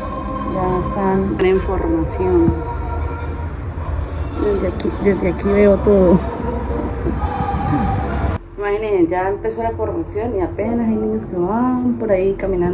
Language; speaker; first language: Spanish; native; Spanish